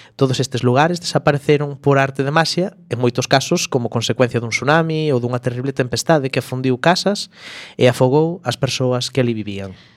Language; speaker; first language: Galician; native; Galician